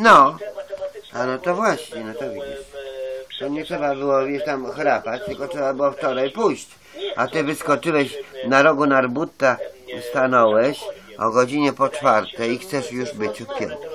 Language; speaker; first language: Polish; native; Polish